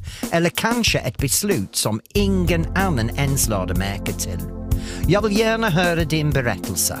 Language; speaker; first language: Swedish; non-native, fluent; English